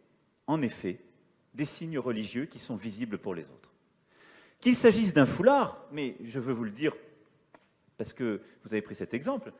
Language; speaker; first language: French; native; French